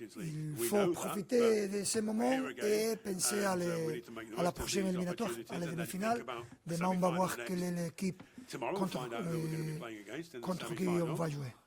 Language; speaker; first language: French; non-native, fluent; Spanish